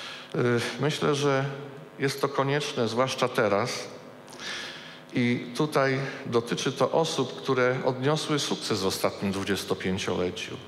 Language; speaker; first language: Polish; native; Polish